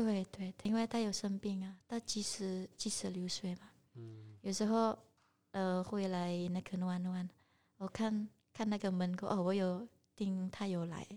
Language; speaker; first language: Chinese; non-native, learner; Indonesian